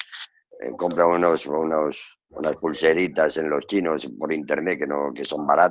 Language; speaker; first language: Spanish; native; Spanish